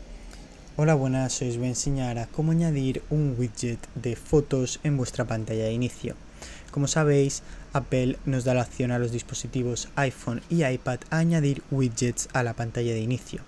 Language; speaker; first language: Spanish; native; Spanish